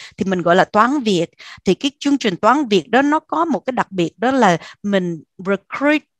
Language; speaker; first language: Vietnamese; early bilingual, heritage; Vietnamese